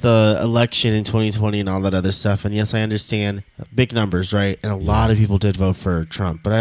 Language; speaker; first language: English; native; English